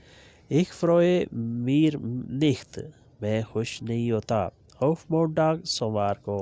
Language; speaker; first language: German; non-native, learner; Urdu